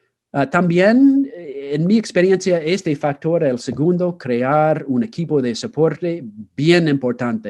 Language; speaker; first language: Spanish; non-native, fluent; English